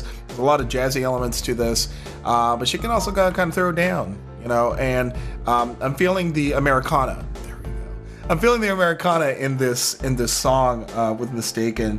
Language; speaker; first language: English; native; English